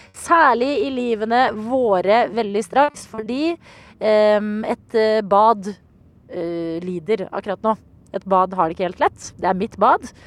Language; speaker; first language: Norwegian; native; Norwegian